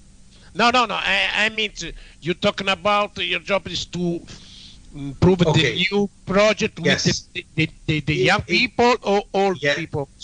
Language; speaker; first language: English; non-native, learner; Italian